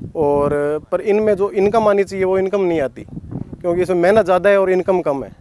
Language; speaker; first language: Hindi; native; Hindi